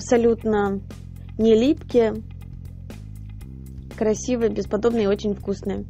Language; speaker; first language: Russian; native; Russian